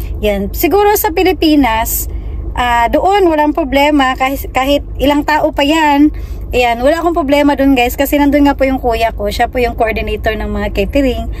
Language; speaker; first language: Filipino; non-native, local second language; Cebuano